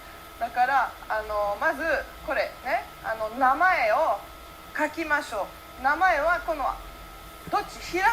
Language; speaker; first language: Japanese; early bilingual, heritage; Japanese